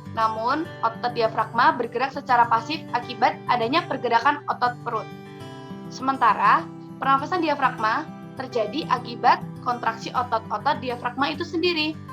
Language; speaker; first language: Indonesian; native; Indonesian